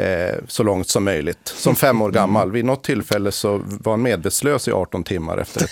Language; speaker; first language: Swedish; native; Swedish